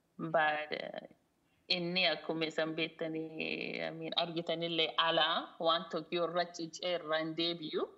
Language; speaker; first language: Oromo; early bilingual, heritage; Oromo